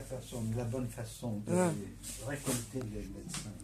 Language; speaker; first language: French; non-native, fluent; Greek